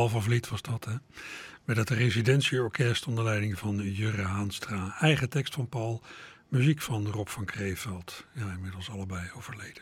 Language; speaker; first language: Dutch; native; Dutch